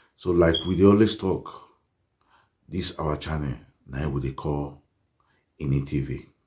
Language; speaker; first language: Nigerian Pidgin; native; Nigerian Pidgin